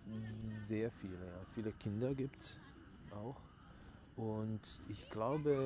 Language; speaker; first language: German; non-native, fluent; Serbian